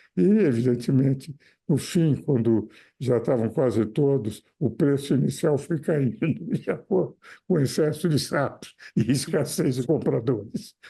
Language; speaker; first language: Portuguese; native; Portuguese